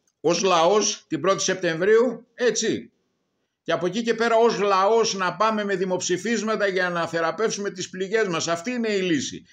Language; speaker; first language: Greek; native; Greek